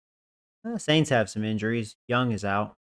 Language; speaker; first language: English; native; English